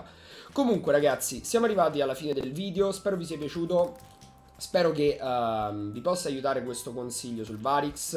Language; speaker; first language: Italian; native; Italian